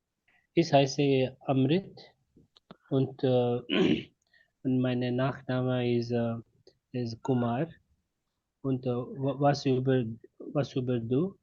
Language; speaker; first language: German; non-native, learner; Hindi